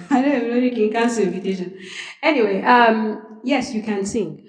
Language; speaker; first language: English; non-native, local second language; Yoruba